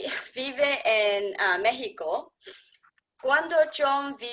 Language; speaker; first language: Spanish; non-native, learner; English